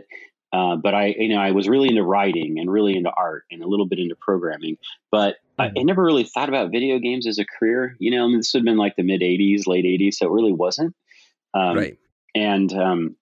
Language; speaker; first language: English; native; English